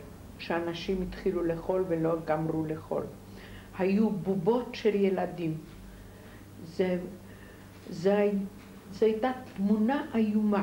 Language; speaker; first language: Hebrew; non-native, fluent; Polish